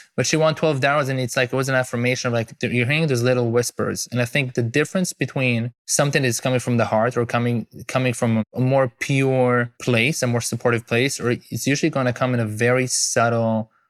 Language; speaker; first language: English; non-native, fluent; Hebrew